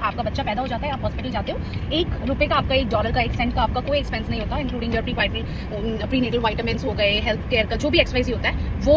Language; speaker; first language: Hindi; native; Hindi